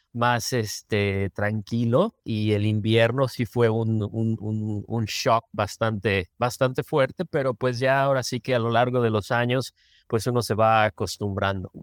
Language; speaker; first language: Spanish; native; Spanish